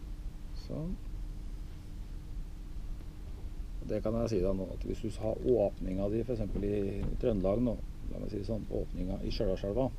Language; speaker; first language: Norwegian; native; Norwegian